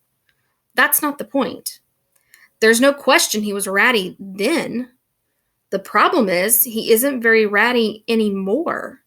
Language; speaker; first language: English; native; English